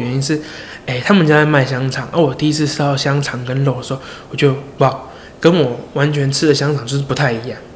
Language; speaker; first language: Chinese; native; Chinese